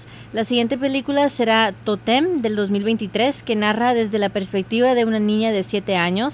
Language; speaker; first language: Spanish; early bilingual, heritage; Spanish